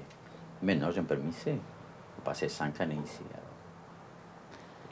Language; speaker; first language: French; non-native, learner; Italian